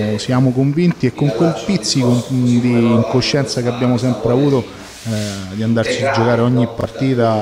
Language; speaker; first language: Italian; native; Italian